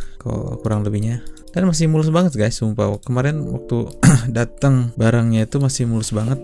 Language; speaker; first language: Indonesian; native; Indonesian